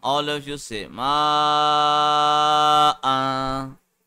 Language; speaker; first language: English; non-native, local second language; Urdu